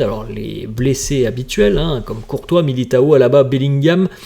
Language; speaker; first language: French; native; French